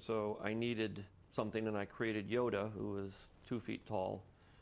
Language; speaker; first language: English; native; English